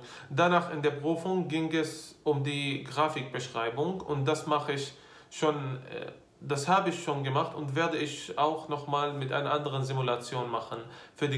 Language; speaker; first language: German; non-native, fluent; Arabic